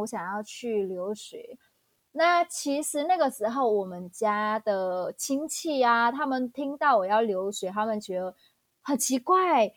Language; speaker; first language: Chinese; non-native, fluent; Vietnamese